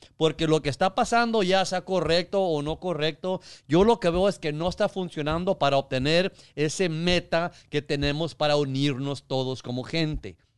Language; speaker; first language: Spanish; early bilingual, heritage; Spanish